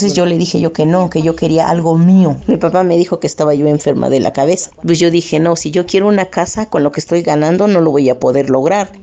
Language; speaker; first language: Spanish; early bilingual, other home language; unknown